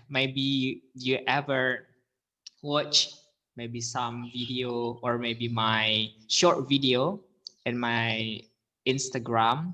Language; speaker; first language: English; non-native, learner; Indonesian